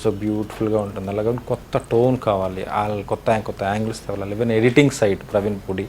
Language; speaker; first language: Telugu; native; Telugu